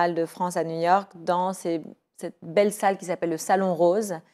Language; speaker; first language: French; native; French